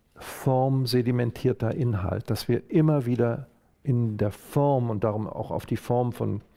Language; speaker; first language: German; native; German